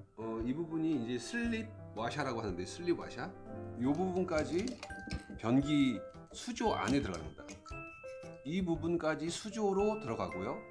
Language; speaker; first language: Korean; native; Korean